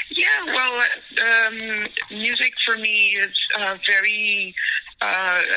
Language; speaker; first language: English; non-native, fluent; Portuguese